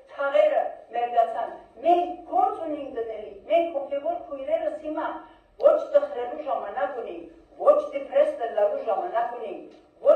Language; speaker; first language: Armenian; early bilingual, heritage; Armenian